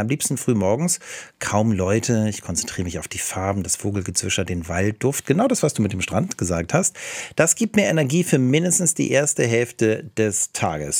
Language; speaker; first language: German; native; German